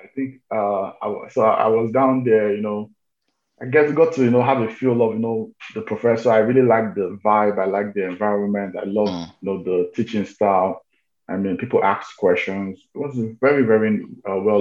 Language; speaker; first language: English; non-native, local second language; Yoruba